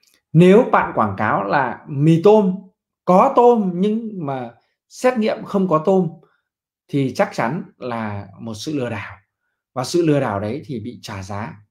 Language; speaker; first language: Vietnamese; native; Vietnamese